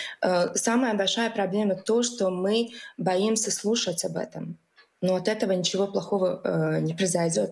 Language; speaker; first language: Russian; non-native, local second language; Latvian